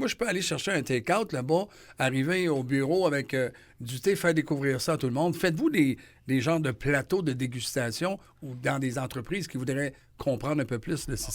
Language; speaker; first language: French; native; French